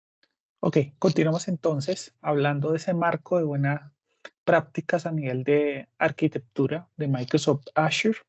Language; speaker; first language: Spanish; native; Spanish